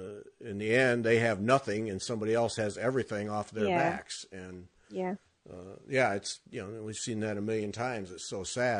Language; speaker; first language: English; native; English